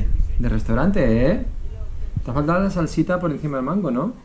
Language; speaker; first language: Spanish; native; Spanish